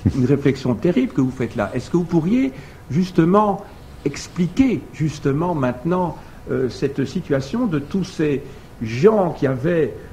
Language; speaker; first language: French; native; French